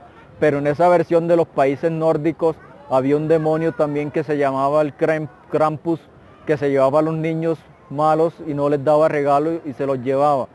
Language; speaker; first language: Spanish; native; Spanish